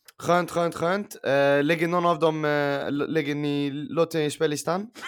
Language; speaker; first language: Swedish; early bilingual, other home language; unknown